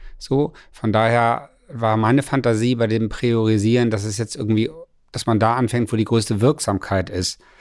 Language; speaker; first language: German; native; German